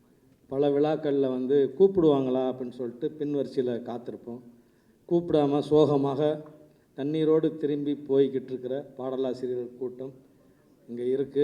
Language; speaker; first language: Tamil; native; Tamil